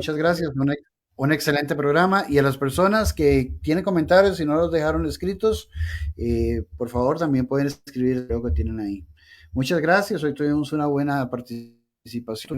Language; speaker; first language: Spanish; native; Spanish